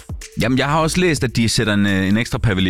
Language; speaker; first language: Danish; native; Danish